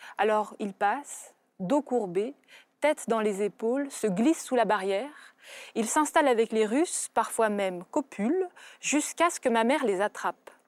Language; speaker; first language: French; early bilingual, other home language; Russian